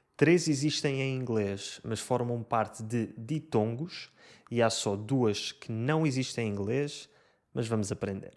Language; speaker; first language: Portuguese; native; Portuguese